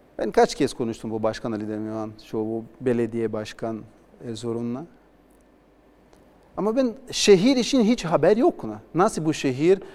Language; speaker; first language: Turkish; non-native, learner; Portuguese